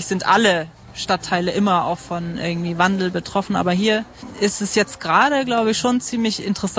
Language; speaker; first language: German; native; German